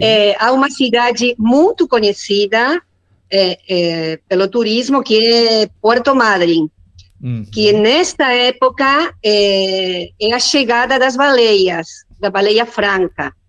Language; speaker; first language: Portuguese; non-native, learner; Spanish